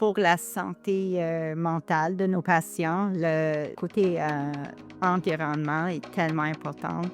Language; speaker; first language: French; non-native, local second language; English